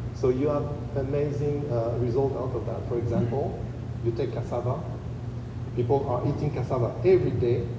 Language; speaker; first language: English; non-native, fluent; French